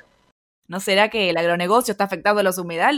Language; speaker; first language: Spanish; native; Spanish